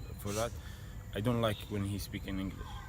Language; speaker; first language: English; non-native, learner; Arabic